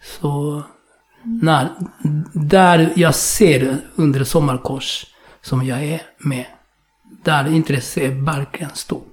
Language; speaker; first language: Swedish; non-native, fluent; Japanese